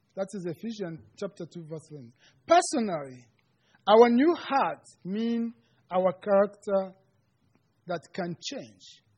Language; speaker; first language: English; non-native, local second language; Kinyarwanda